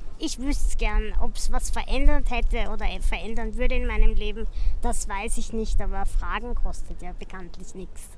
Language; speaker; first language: German; native; German